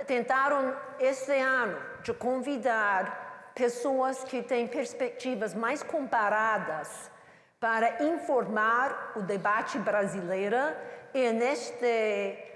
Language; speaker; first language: Portuguese; non-native, learner; English